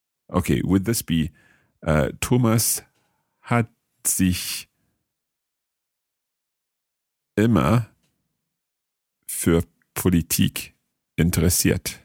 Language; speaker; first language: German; non-native, learner; English